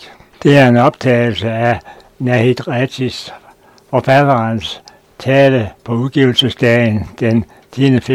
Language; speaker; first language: Danish; native; Danish